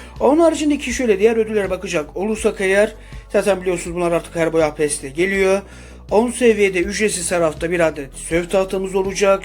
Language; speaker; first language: Turkish; native; Turkish